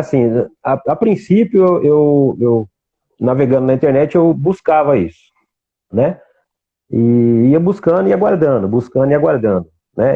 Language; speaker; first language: Portuguese; native; Portuguese